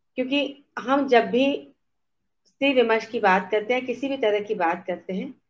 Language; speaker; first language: Hindi; native; Hindi